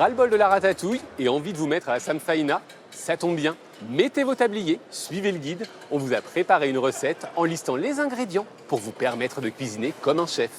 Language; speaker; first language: French; native; French